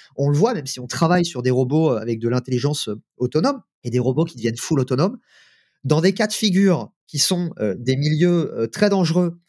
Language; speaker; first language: French; native; French